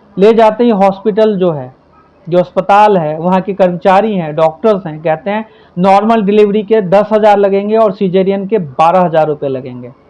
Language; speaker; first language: Hindi; native; Hindi